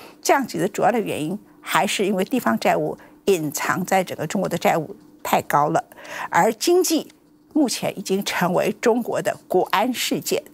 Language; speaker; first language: Chinese; native; Chinese